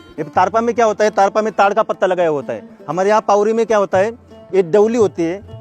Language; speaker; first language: Hindi; non-native, local second language; Kukna